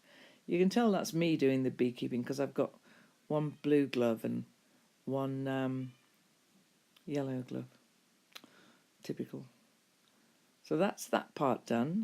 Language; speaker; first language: English; native; English